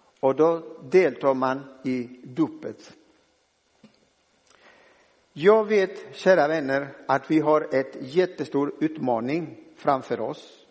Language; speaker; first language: Swedish; non-native, fluent; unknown